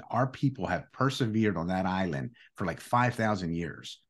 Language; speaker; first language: English; early bilingual, other home language; Greek